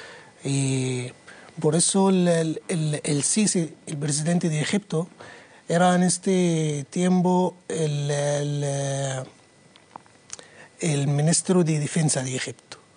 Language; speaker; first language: Spanish; non-native, learner; Arabic